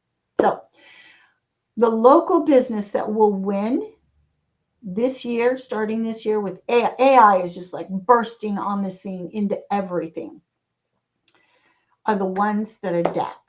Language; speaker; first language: English; native; English